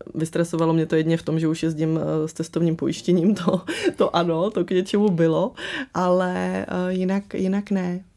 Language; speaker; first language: Czech; early bilingual, other home language; Slovak